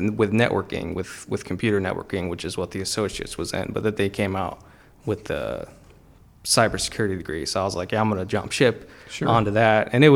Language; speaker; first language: English; native; English